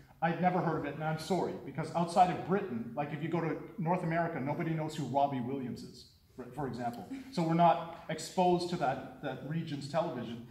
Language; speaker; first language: English; native; English